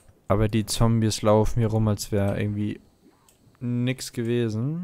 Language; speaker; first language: German; native; German